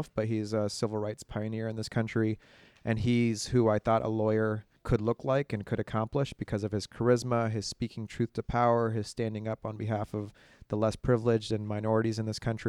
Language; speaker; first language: English; native; English